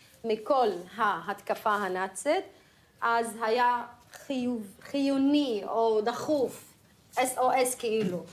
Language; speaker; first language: Hebrew; non-native, local second language; Arabic